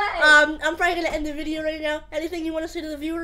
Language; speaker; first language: English; native; English